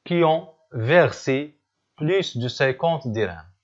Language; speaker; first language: French; non-native, local second language; Arabic